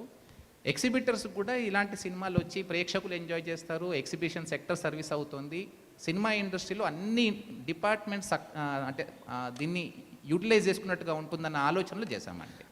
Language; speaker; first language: Telugu; native; Telugu